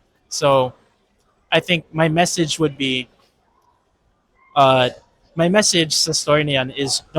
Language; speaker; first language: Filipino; non-native, fluent; English